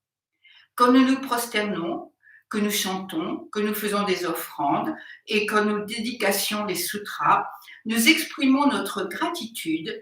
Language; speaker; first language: French; native; French